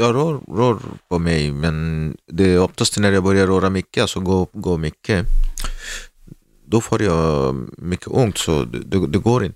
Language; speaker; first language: Swedish; non-native, learner; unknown